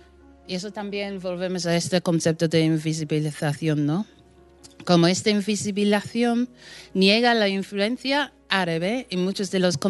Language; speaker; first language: Spanish; non-native, fluent; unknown